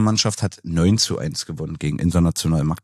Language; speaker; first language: German; native; German